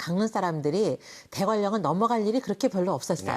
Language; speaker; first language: Korean; native; Korean